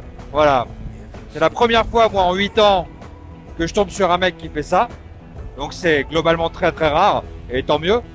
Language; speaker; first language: French; native; French